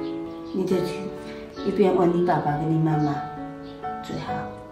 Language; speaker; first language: Chinese; native; Chinese